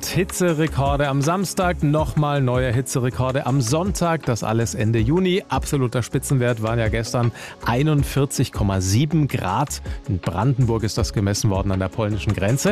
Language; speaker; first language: German; native; German